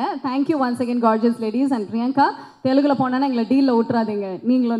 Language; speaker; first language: Tamil; native; Tamil